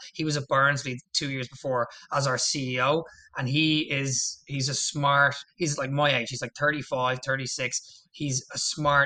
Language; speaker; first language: English; native; English